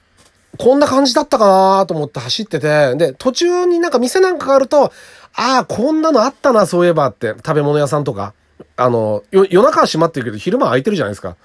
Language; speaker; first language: Japanese; native; Japanese